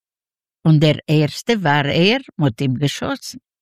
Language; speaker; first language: German; non-native, learner; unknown